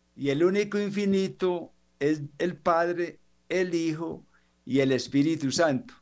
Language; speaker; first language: Spanish; native; Spanish